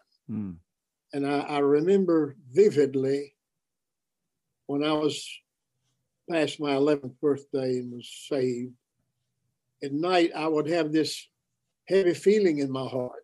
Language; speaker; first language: English; native; English